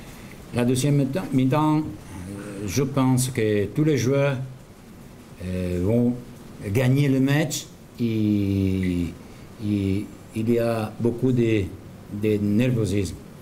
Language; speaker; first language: French; non-native, learner; Italian